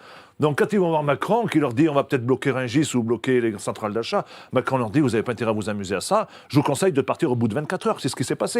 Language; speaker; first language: French; native; French